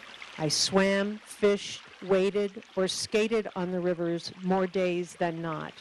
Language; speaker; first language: English; native; English